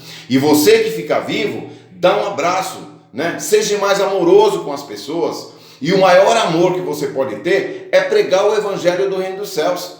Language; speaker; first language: Portuguese; native; Portuguese